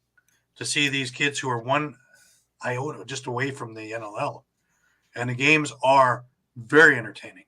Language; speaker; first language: English; native; English